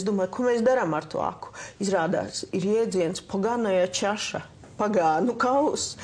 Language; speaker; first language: Latvian; native; Latvian